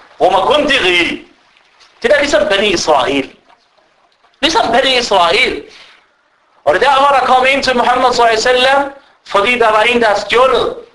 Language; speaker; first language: Danish; early bilingual, other home language; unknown